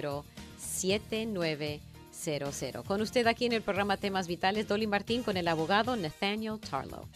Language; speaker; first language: Spanish; native; Spanish